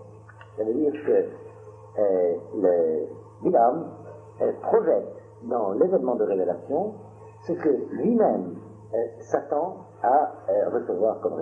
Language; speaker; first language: French; native; French